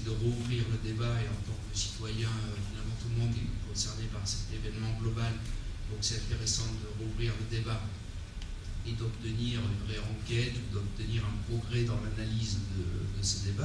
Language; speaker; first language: French; native; French